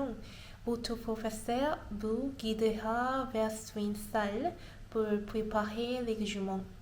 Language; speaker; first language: French; non-native, learner; Korean